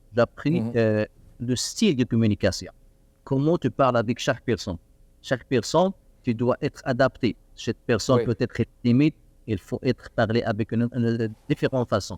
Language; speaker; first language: French; non-native, learner; Arabic